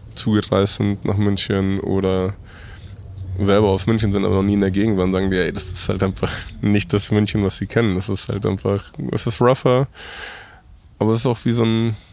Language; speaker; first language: German; non-native, fluent; Spanish